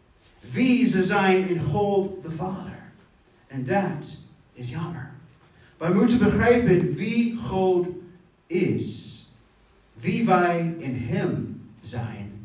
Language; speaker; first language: Dutch; non-native, fluent; English